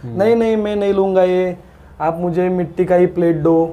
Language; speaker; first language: Hindi; non-native, local second language; Marathi